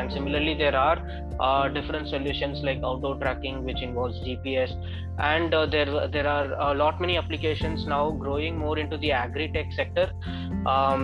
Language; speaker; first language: English; non-native, local second language; Tamil